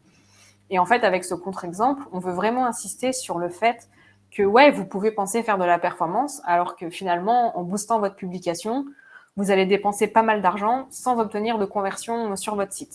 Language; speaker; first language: French; native; French